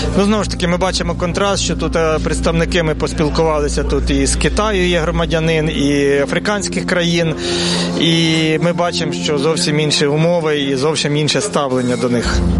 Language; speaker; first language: Ukrainian; native; Ukrainian